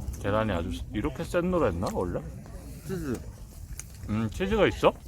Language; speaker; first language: Korean; native; Korean